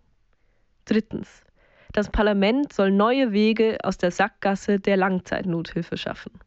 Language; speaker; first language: German; native; German